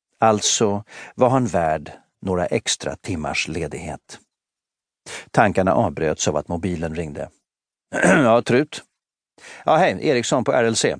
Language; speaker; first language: Swedish; native; Swedish